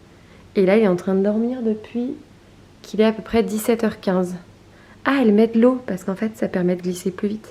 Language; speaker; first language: French; native; French